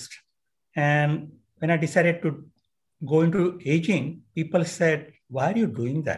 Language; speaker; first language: English; non-native, local second language; Marathi